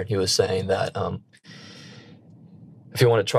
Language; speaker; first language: English; native; English